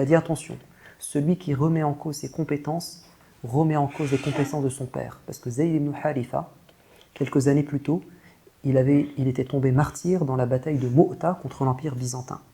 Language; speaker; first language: French; native; French